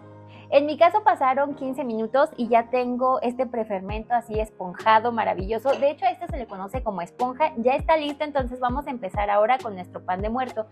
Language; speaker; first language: Spanish; native; Spanish